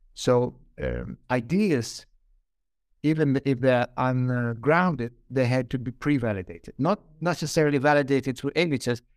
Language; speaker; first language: English; non-native, fluent; Ukrainian